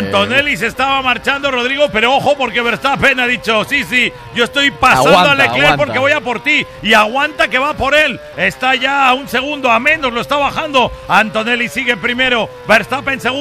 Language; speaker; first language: Spanish; native; Spanish